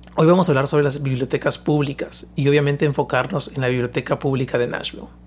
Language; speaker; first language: Spanish; native; Spanish